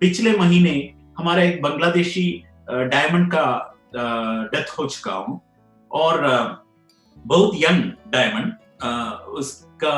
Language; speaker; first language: Hindi; non-native, local second language; Malayalam